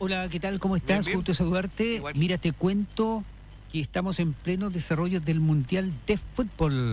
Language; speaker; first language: Spanish; native; Spanish